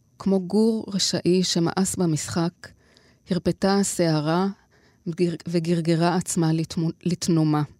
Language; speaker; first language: Hebrew; native; Hebrew